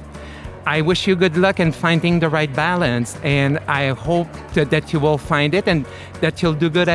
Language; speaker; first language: English; non-native, fluent; French